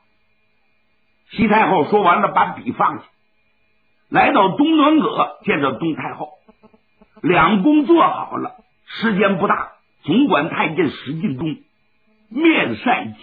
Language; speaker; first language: Chinese; native; Chinese